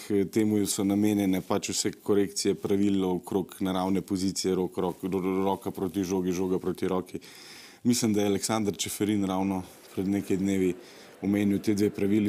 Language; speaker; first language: Slovenian; native; Slovenian